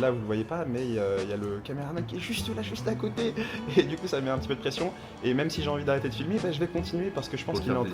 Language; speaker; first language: French; native; French